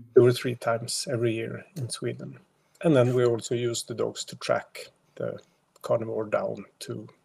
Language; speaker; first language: English; non-native, fluent; Swedish